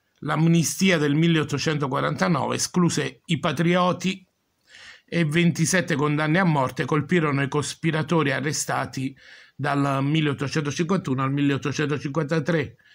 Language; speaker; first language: Italian; native; Italian